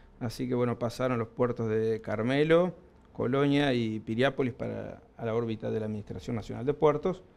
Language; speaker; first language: Spanish; native; Spanish